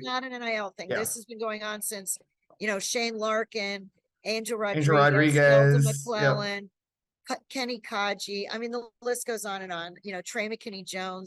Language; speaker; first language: English; native; English